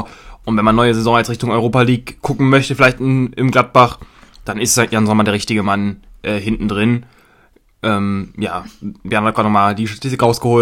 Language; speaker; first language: German; native; German